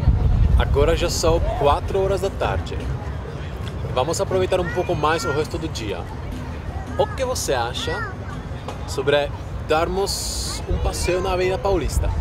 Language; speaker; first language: Portuguese; non-native, fluent; Czech